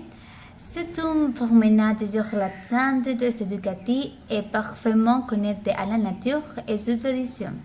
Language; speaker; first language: French; non-native, learner; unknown